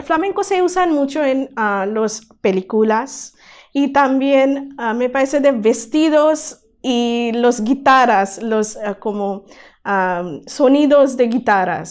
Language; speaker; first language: Spanish; non-native, learner; Bangla